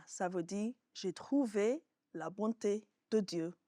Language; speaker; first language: French; non-native, fluent; Yoruba